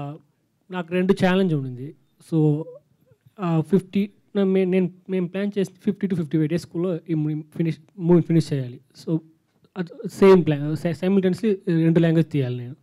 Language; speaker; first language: Telugu; non-native, fluent; Tamil